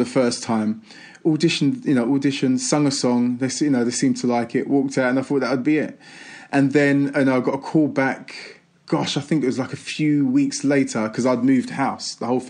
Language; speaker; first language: English; native; English